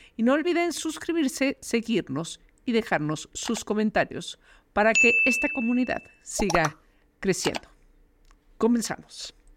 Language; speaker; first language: Spanish; native; Spanish